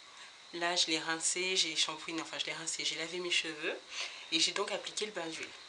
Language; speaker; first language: French; native; French